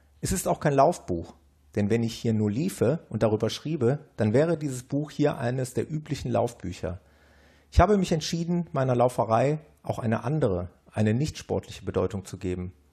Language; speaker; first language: German; native; German